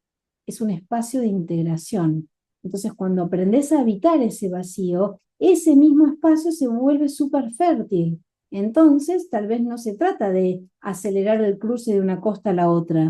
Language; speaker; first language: Spanish; native; Spanish